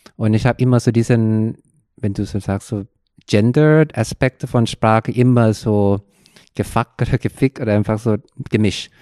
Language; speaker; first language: German; non-native, fluent; Thai